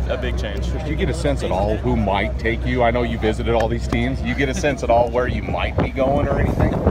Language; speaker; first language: English; native; English